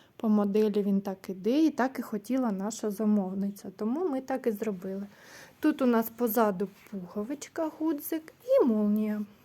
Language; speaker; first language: Ukrainian; non-native, local second language; Russian